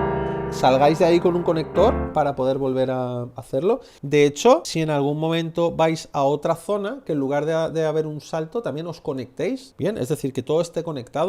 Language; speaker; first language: Spanish; native; Spanish